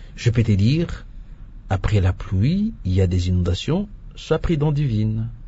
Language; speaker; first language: French; non-native, local second language; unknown